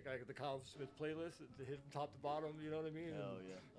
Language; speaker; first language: English; native; English